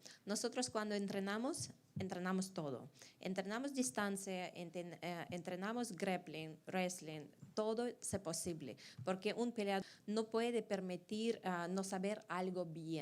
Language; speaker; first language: Spanish; non-native, fluent; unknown